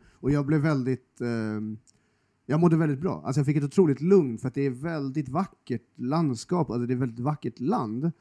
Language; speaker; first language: Swedish; native; Swedish